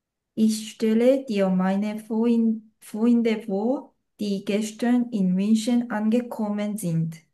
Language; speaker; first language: German; non-native, learner; Korean